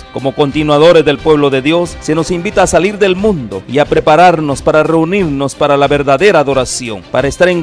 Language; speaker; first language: Spanish; native; Spanish